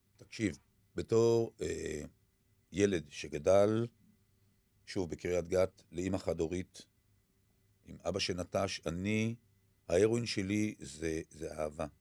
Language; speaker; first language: Hebrew; early bilingual, other home language; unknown